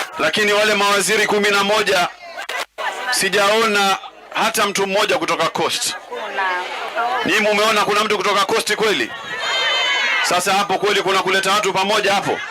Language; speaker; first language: Swahili; native; Swahili